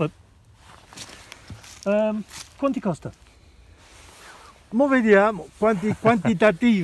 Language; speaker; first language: Italian; non-native, learner; English